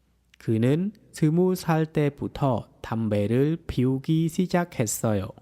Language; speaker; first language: Korean; non-native, fluent; Khmer